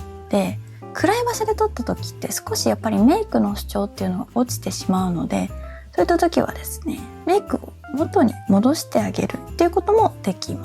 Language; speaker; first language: Japanese; native; Japanese